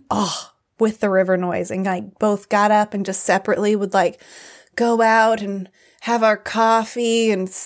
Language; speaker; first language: English; native; English